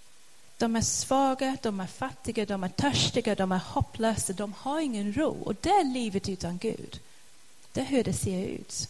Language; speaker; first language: Swedish; non-native, fluent; English